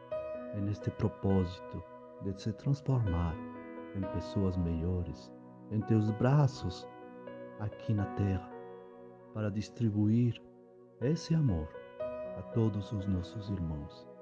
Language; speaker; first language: Portuguese; native; Portuguese